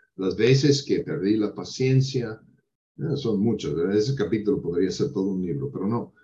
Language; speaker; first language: Spanish; non-native, fluent; English